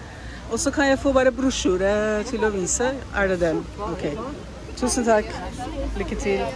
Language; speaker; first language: Norwegian; non-native, learner; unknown